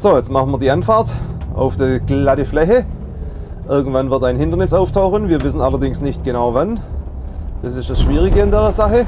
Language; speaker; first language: German; native; German